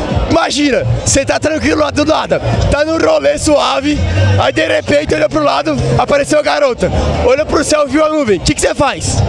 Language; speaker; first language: Portuguese; native; Portuguese